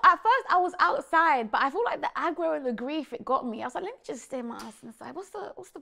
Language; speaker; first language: English; native; English